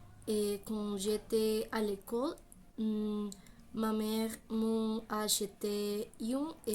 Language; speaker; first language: French; non-native, learner; Spanish